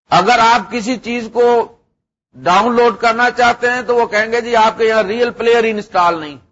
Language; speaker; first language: Urdu; non-native, local second language; Punjabi